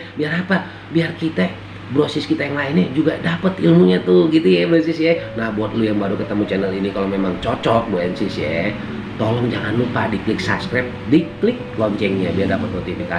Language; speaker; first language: Indonesian; native; Indonesian